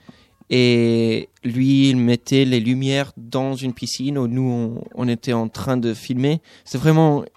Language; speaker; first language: French; non-native, fluent; English